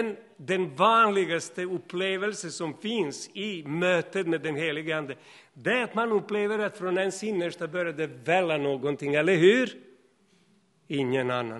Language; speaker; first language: Swedish; non-native, fluent; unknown